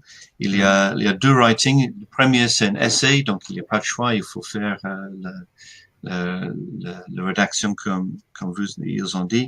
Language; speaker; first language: French; non-native, fluent; English